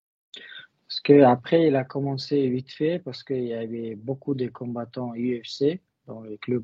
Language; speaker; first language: French; non-native, learner; Russian